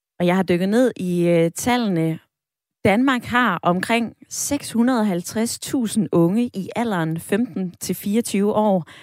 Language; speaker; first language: Danish; native; Danish